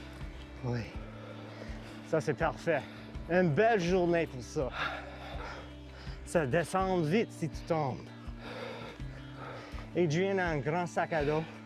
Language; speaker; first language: French; non-native, learner; English